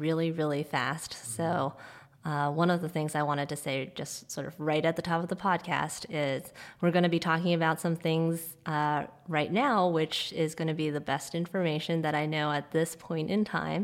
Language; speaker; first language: English; non-native, local second language; Cantonese